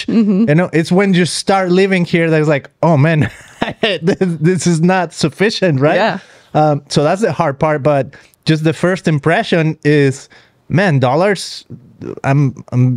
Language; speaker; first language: English; non-native, fluent; Spanish